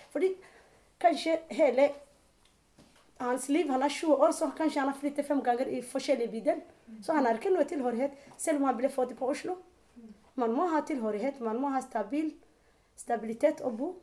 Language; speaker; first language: Norwegian; non-native, learner; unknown